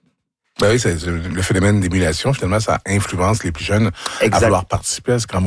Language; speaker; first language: French; native; French